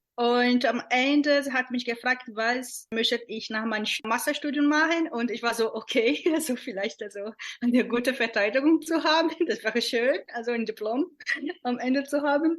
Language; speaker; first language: German; non-native, fluent; Portuguese